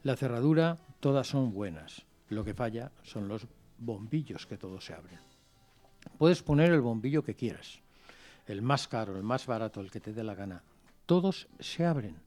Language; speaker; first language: Spanish; non-native, local second language; Catalan